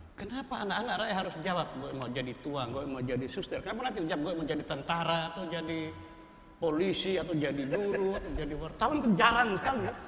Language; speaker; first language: Indonesian; non-native, local second language; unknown